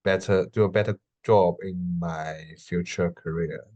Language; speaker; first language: English; non-native, learner; Chinese